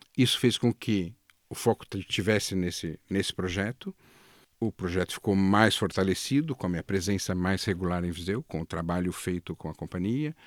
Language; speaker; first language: Portuguese; native; Portuguese